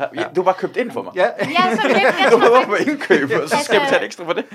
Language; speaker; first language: Danish; non-native, fluent; Persian